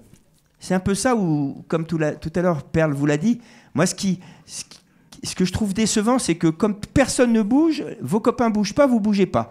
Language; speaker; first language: French; native; French